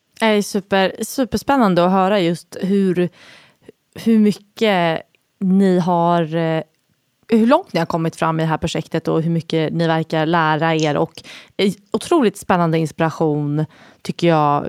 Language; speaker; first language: Swedish; native; Swedish